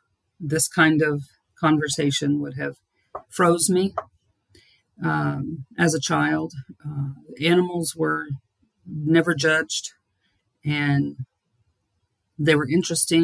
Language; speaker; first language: English; native; English